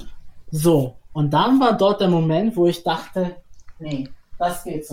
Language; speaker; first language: German; native; German